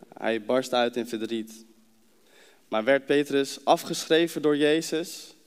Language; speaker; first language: Dutch; native; Dutch